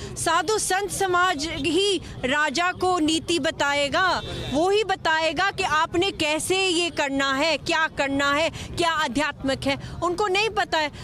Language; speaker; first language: Hindi; native; Hindi